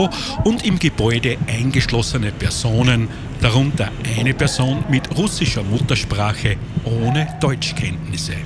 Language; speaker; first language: German; native; German